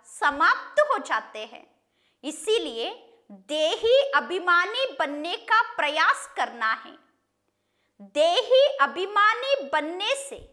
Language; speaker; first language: Hindi; non-native, local second language; Kannada